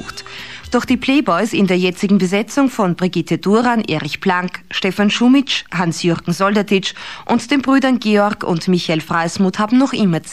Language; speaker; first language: German; native; German